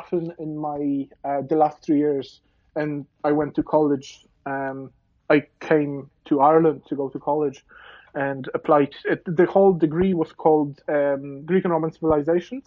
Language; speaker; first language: English; non-native, fluent; Polish